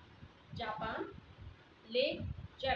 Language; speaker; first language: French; non-native, learner; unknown